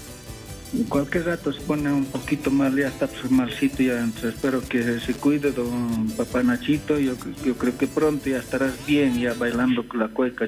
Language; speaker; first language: Spanish; native; Spanish